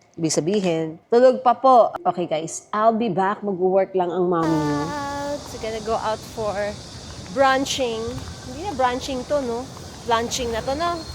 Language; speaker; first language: Filipino; native; Filipino